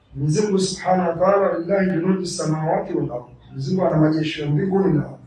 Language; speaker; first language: Swahili; native; Swahili